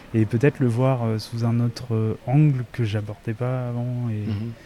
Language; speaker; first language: French; native; French